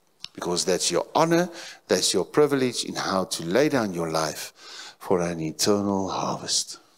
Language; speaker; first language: English; non-native, local second language; Afrikaans